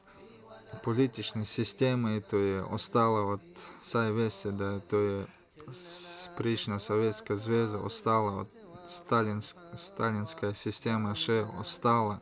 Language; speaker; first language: Slovenian; non-native, learner; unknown